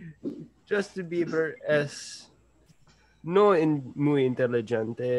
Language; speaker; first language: Spanish; non-native, learner; English